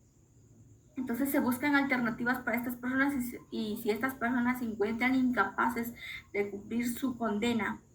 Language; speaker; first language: Spanish; native; Spanish